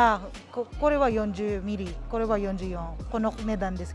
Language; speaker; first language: Japanese; non-native, fluent; Filipino